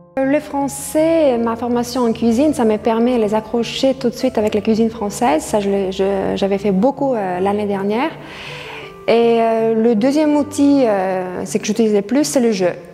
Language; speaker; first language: French; non-native, fluent; Latvian